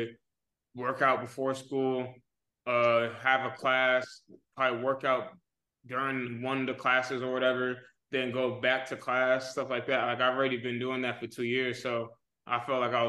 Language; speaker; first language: English; native; English